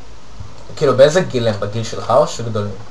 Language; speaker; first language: Hebrew; native; Hebrew